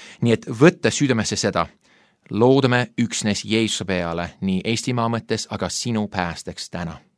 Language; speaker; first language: Estonian; non-native, fluent; English